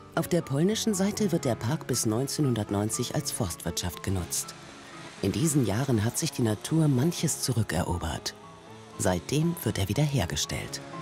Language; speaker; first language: German; native; German